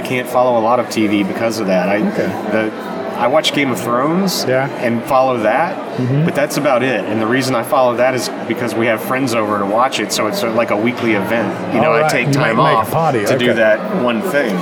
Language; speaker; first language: English; native; English